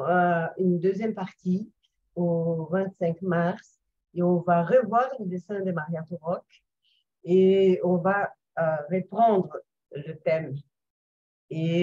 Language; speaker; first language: French; non-native, fluent; Portuguese